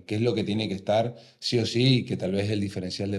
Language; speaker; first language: Spanish; native; Spanish